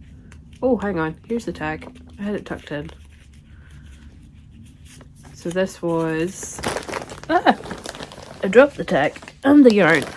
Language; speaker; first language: English; native; English